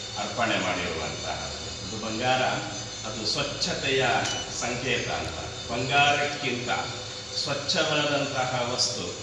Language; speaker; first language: Kannada; non-native, local second language; Tulu